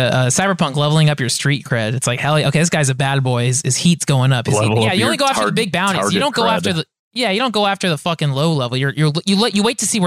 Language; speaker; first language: English; native; English